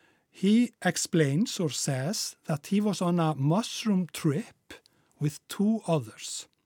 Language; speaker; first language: English; non-native, fluent; Icelandic